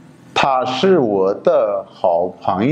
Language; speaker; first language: Chinese; non-native, fluent; Urdu